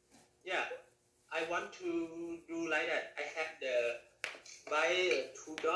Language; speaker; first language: English; non-native, learner; Thai